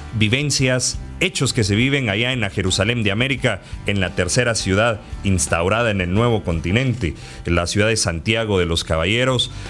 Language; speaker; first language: Spanish; native; Spanish